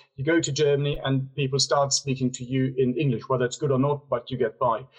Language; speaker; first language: English; non-native, fluent; German